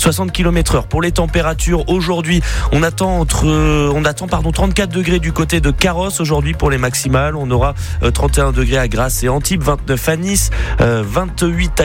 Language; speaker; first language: French; native; French